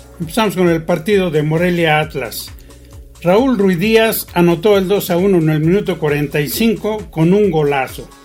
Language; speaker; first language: Spanish; native; Spanish